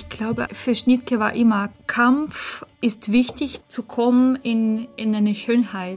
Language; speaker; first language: German; non-native, fluent; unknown